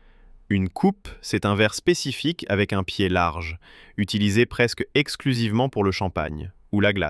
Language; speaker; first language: French; native; French